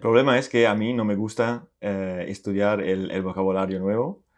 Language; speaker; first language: Spanish; non-native, fluent; Italian